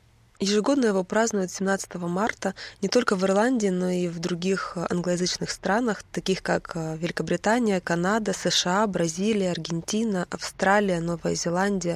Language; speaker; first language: Russian; native; Russian